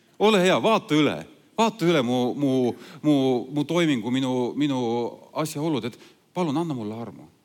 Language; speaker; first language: Estonian; non-native, local second language; Russian